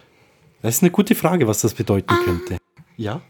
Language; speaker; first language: German; native; German